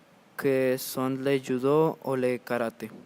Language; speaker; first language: French; non-native, learner; Spanish